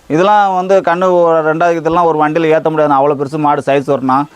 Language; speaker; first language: Tamil; native; Tamil